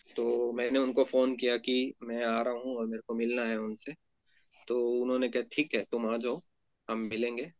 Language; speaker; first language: Hindi; native; Hindi